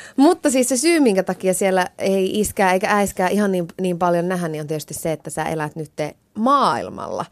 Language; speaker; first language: Finnish; native; Finnish